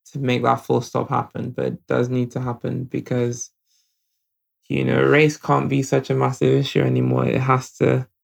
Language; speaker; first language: English; non-native, local second language; Yoruba